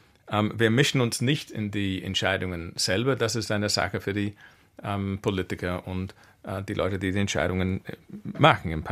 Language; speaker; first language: German; non-native, fluent; English